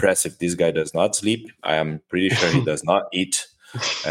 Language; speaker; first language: English; non-native, fluent; Portuguese